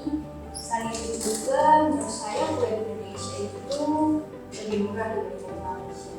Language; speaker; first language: Indonesian; early bilingual, heritage; Indonesian